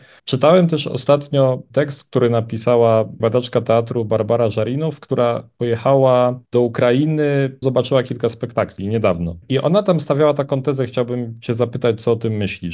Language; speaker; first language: Polish; native; Polish